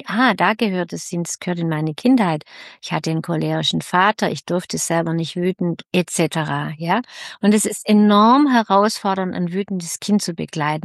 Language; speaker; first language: German; native; German